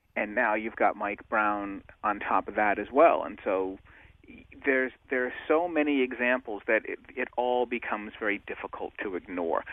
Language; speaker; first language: English; native; English